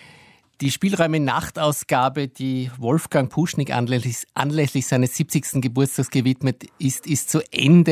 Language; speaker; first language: German; native; German